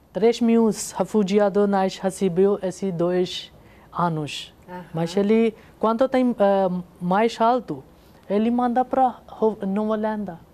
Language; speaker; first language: Portuguese; non-native, learner; Urdu